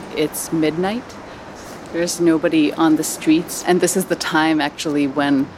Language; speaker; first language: English; non-native, local second language; Cantonese